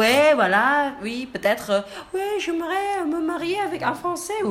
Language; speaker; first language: French; non-native, learner; Indonesian